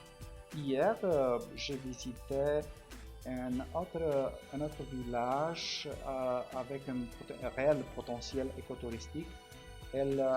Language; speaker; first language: French; non-native, fluent; Romanian